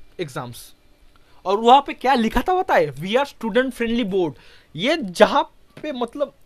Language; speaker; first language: Hindi; non-native, local second language; Bangla